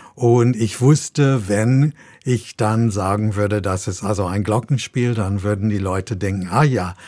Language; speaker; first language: German; non-native, fluent; English